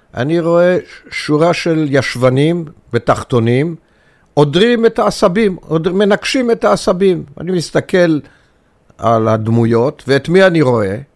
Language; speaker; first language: Hebrew; early bilingual, other home language; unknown